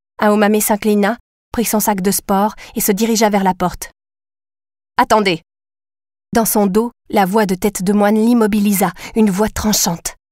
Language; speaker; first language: French; native; French